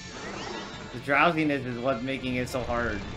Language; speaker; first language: English; native; English